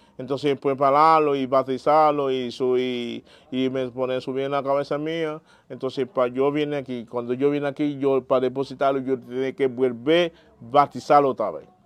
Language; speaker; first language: Spanish; non-native, learner; Haitian Creole